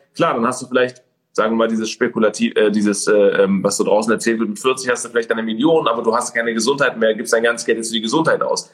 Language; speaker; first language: German; early bilingual, other home language; Persian